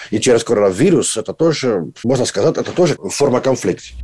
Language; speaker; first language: Russian; non-native, learner; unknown